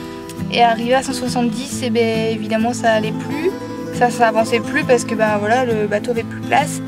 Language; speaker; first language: French; native; French